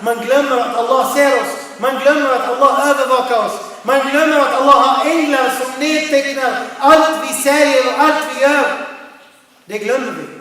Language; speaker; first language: Swedish; non-native, fluent; Arabic